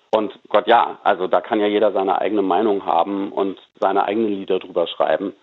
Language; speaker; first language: German; native; German